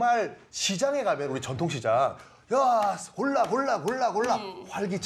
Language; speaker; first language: Korean; native; Korean